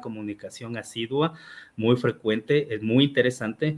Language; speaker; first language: Spanish; native; Spanish